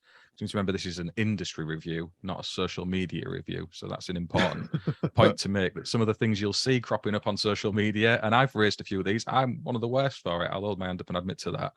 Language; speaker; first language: English; native; English